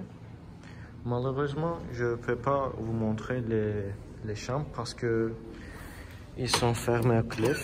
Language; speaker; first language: French; non-native, learner; Turkish